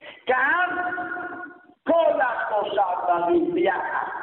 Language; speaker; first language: Hebrew; non-native, fluent; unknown